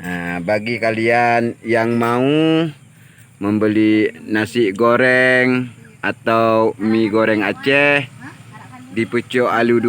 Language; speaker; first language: Indonesian; non-native, local second language; Achinese